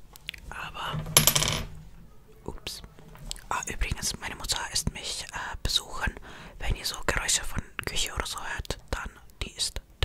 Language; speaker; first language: German; non-native, fluent; Estonian